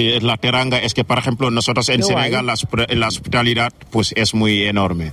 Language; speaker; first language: Spanish; non-native, fluent; Wolof